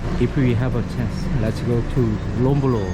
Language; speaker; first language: English; non-native, learner; Korean